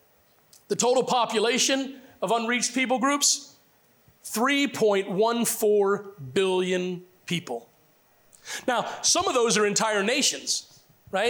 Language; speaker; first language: English; native; English